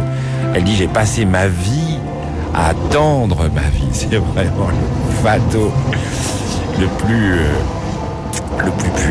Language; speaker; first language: French; native; French